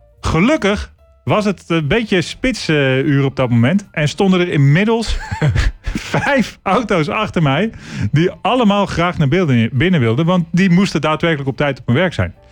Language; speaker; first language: Dutch; native; Dutch